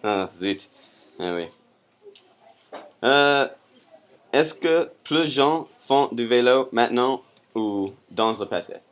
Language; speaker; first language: French; non-native, learner; English